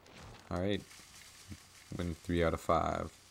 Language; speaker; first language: English; native; English